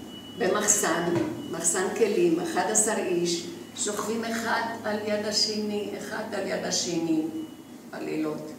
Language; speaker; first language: Hebrew; non-native, fluent; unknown